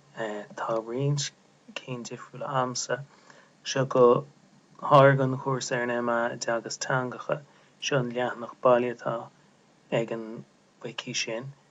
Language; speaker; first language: Irish; native; Irish